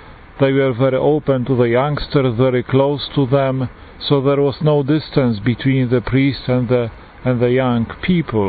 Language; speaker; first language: English; non-native, fluent; Polish